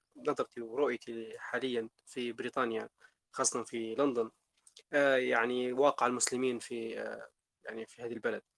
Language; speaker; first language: Arabic; native; Arabic